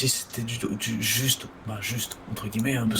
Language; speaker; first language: French; native; French